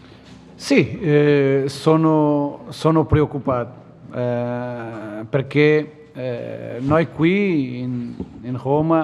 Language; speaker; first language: Italian; non-native, fluent; Portuguese